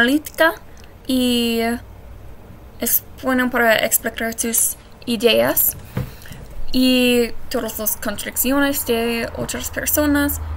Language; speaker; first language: Spanish; non-native, learner; English